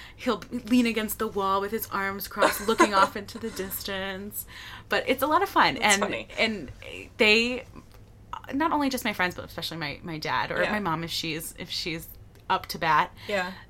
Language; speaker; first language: English; native; English